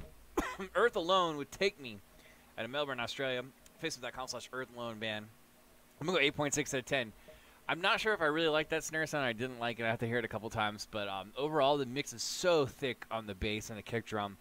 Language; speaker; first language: English; native; English